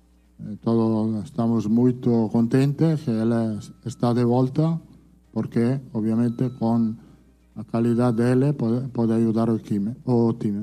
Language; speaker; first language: Portuguese; non-native, fluent; Italian